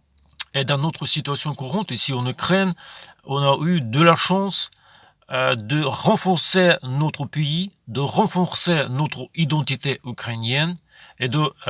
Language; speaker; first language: French; non-native, fluent; Ukrainian